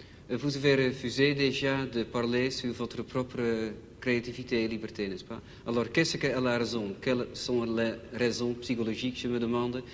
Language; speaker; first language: French; non-native, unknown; Dutch